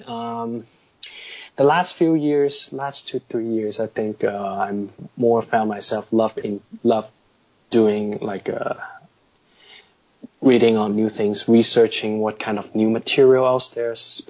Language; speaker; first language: English; non-native, local second language; Cantonese